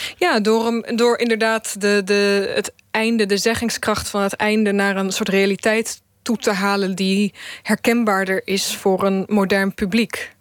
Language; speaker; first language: Dutch; early bilingual, other home language; Bosnian